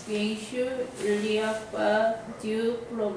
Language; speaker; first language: French; non-native, learner; Korean